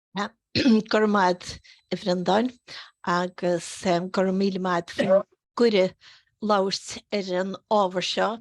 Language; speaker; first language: Irish; native; Irish